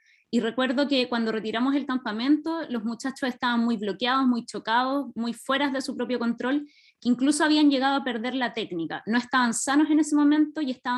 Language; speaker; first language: Spanish; native; Spanish